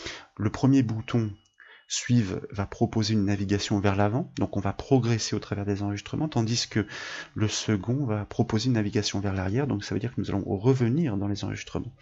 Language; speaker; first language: French; native; French